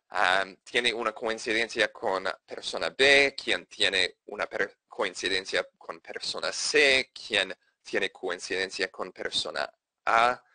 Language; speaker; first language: Spanish; non-native, fluent; English